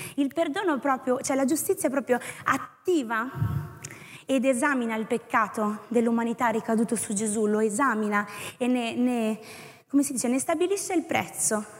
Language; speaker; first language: Italian; native; Italian